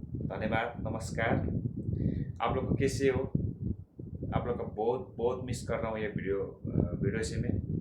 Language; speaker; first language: Hindi; non-native, learner; Nepali